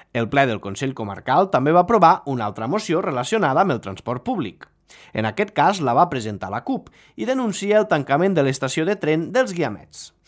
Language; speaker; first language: Catalan; native; Catalan